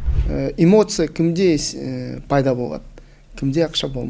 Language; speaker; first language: Kazakh; non-native, local second language; Russian